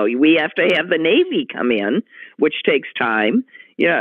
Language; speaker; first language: English; native; English